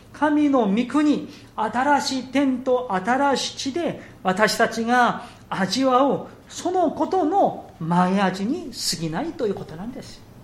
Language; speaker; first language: Japanese; non-native, fluent; Korean